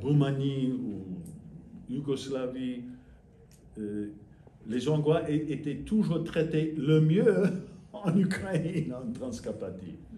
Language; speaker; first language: French; non-native, fluent; English